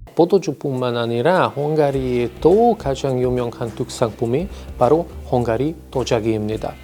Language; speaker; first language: Korean; non-native, fluent; Hungarian